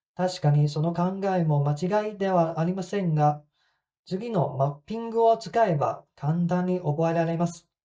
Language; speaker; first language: Japanese; non-native, fluent; Cantonese